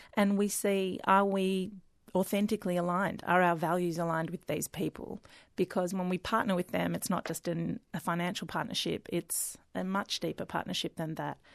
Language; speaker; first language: English; native; English